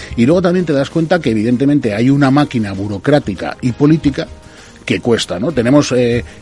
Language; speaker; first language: Spanish; native; Spanish